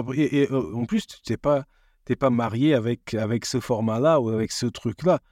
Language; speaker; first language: French; non-native, fluent; Portuguese